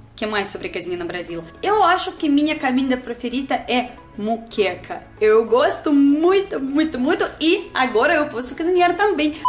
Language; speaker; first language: Portuguese; non-native, learner; Russian